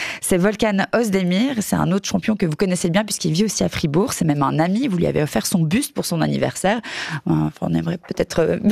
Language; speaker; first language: French; native; French